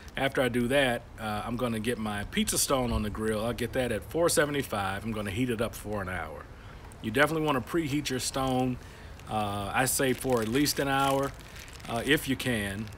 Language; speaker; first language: English; native; English